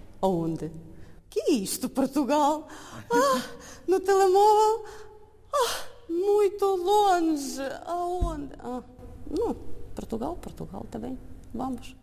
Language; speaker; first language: Portuguese; non-native, learner; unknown